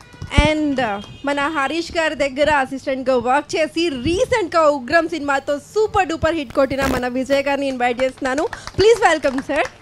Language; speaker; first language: Telugu; native; Telugu